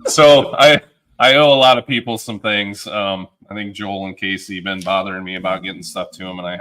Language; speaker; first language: English; native; English